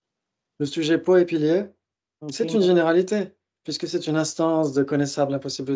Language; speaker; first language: French; native; French